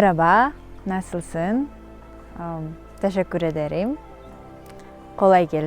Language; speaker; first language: Turkish; non-native, learner; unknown